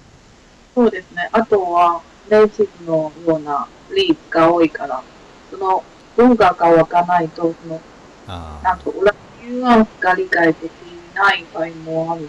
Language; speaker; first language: Japanese; non-native, fluent; Chinese